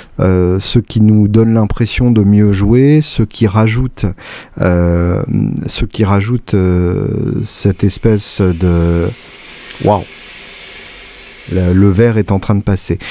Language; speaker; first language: French; native; French